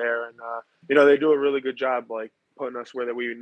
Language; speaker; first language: English; native; English